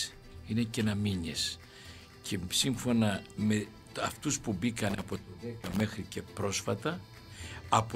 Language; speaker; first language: Greek; native; Greek